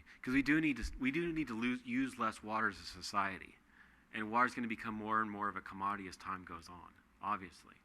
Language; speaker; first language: English; native; English